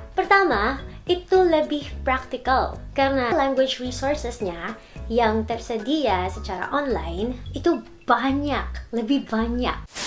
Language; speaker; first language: Indonesian; non-native, learner; Filipino